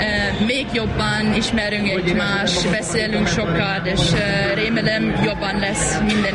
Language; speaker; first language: Hungarian; non-native, learner; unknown